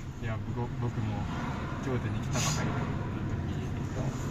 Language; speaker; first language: Japanese; non-native, fluent; Filipino